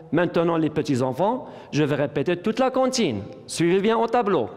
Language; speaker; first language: French; non-native, local second language; Arabic